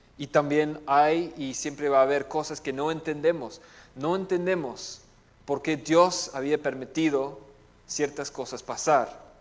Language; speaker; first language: Spanish; non-native, fluent; English